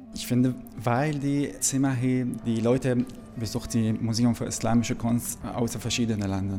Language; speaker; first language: German; non-native, learner; Arabic